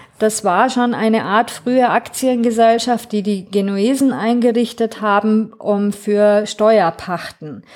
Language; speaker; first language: German; non-native, fluent; Greek